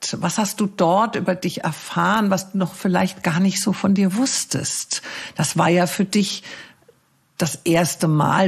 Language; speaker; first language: German; native; German